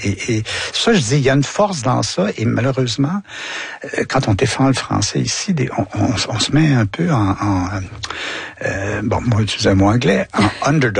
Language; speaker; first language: French; native; French